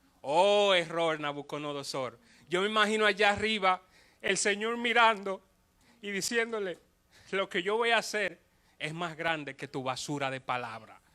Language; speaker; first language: Spanish; native; Spanish